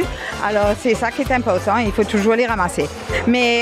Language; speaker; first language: French; non-native, local second language; Morisyen